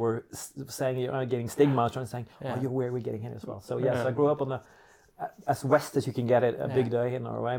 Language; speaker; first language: English; non-native, fluent; Norwegian